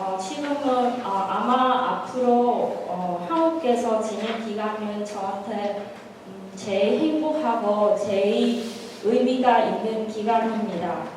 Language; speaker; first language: Korean; non-native, learner; Vietnamese